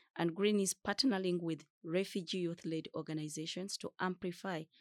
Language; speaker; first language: English; non-native, fluent; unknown